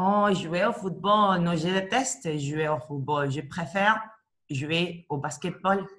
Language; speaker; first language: French; non-native, learner; Spanish